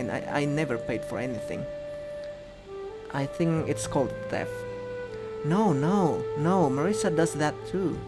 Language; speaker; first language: English; non-native, fluent; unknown